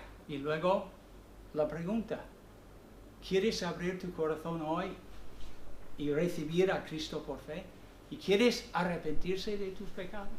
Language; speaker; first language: Spanish; non-native, fluent; English